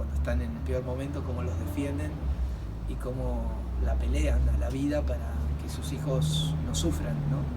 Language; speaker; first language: Spanish; native; Spanish